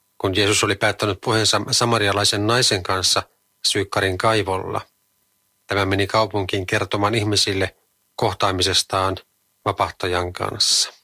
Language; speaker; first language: Finnish; native; Finnish